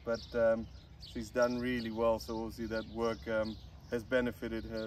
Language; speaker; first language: English; native; English